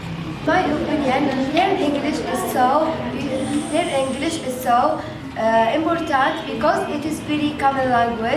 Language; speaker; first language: English; non-native, learner; Arabic